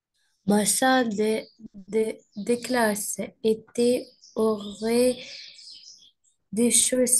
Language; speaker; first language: French; non-native, learner; Arabic